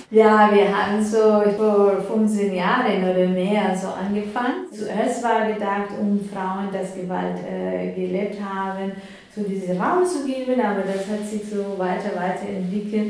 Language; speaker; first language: German; non-native, fluent; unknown